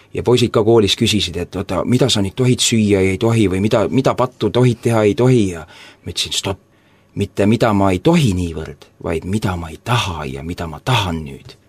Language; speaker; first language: Estonian; native; Estonian